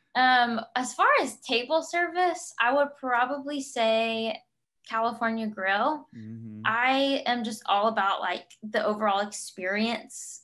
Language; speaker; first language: English; native; English